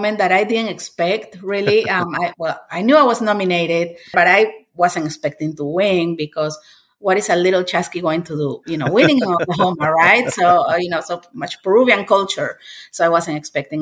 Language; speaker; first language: English; non-native, fluent; Spanish